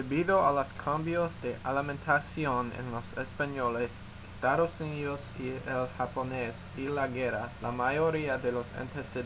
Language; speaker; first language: Spanish; non-native, learner; English